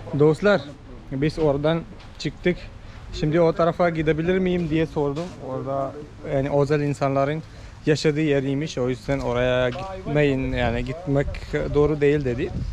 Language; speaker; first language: Turkish; non-native, fluent; Malayalam